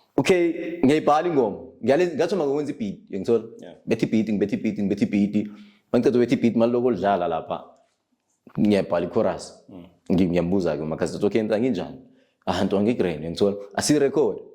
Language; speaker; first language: Zulu; non-native, local second language; South Ndebele